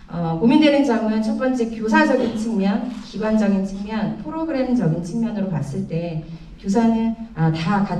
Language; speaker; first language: Korean; native; Korean